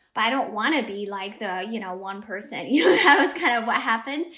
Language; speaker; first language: English; early bilingual, other home language; Amharic